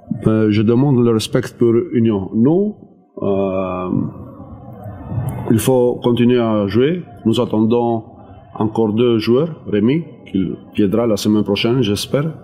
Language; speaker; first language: French; non-native, learner; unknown